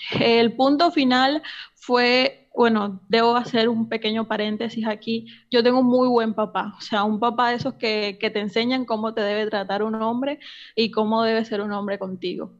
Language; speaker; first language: Spanish; native; Spanish